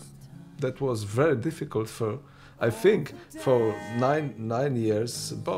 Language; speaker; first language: English; non-native, learner; Polish